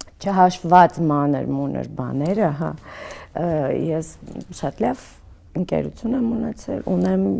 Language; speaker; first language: Armenian; early bilingual, other home language; Russian